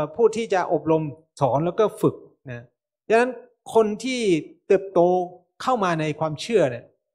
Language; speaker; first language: Thai; native; Thai